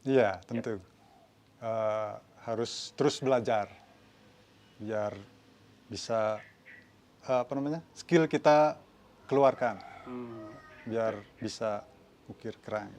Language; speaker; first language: Indonesian; non-native, local second language; Balinese